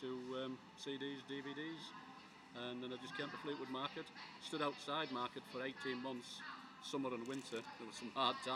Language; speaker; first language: English; native; English